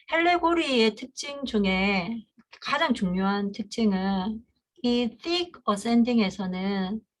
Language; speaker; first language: Korean; native; Korean